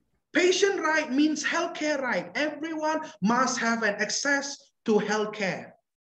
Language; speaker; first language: English; non-native, local second language; Malay